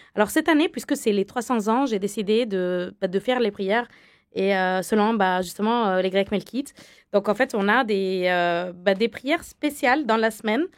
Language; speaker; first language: French; non-native, fluent; Arabic